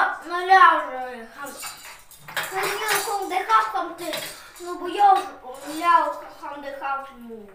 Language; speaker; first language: Vietnamese; early bilingual, heritage; Russian